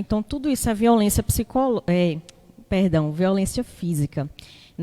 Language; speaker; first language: Portuguese; native; Portuguese